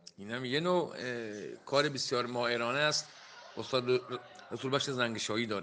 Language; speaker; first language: Persian; non-native, local second language; Baluchi